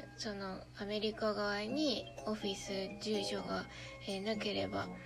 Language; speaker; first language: Japanese; native; Japanese